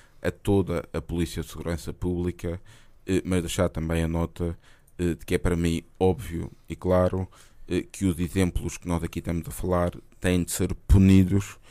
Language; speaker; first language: Portuguese; native; Portuguese